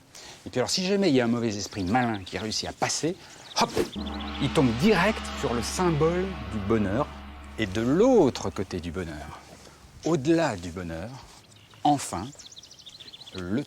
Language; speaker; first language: French; native; French